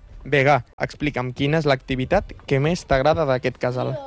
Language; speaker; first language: Catalan; native; Catalan